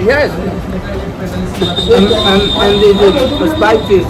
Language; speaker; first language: English; non-native, learner; Italian